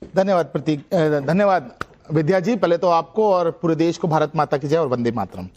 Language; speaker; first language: Hindi; native; Hindi